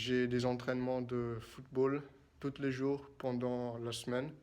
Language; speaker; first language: French; non-native, fluent; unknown